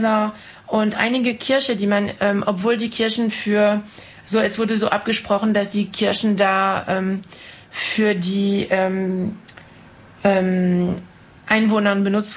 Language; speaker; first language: German; non-native, fluent; French